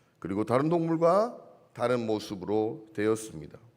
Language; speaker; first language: Korean; native; Korean